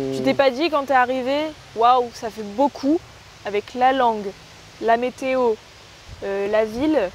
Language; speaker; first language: French; native; French